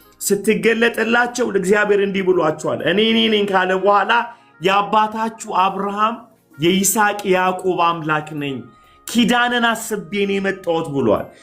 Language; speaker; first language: Amharic; non-native, fluent; Somali